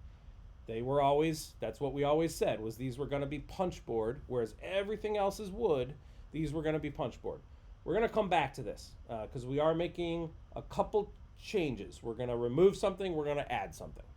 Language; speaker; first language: English; native; English